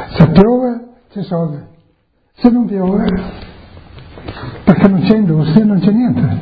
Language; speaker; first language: Italian; native; Italian